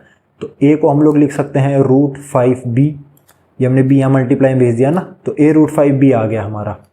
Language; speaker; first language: Hindi; native; Hindi